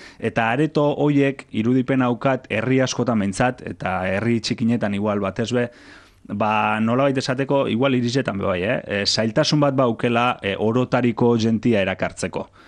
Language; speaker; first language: Basque; native; Basque